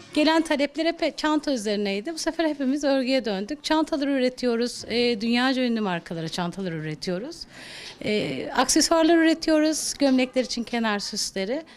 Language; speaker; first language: Turkish; native; Turkish